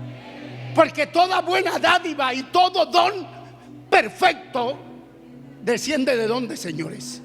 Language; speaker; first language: Spanish; native; Spanish